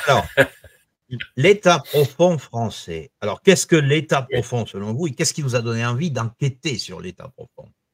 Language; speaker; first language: French; native; French